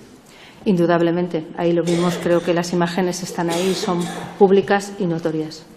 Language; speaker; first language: Spanish; native; Spanish